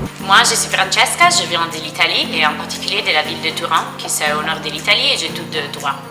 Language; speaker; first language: French; non-native, fluent; Italian